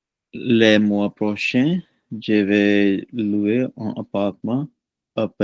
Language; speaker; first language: French; non-native, learner; Punjabi